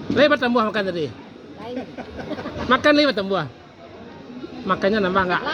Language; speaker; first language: Indonesian; native; Indonesian